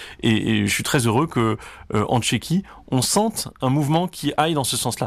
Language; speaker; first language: French; native; French